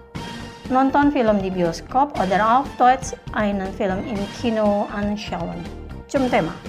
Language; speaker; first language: German; non-native, fluent; Indonesian